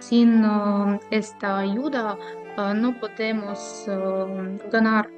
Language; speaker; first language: Spanish; non-native, fluent; Ukrainian